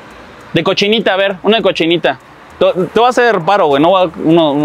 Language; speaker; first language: Spanish; native; Spanish